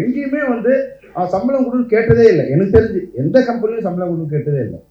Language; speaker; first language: Tamil; native; Tamil